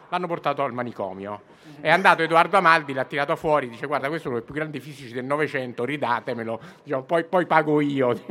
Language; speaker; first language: Italian; native; Italian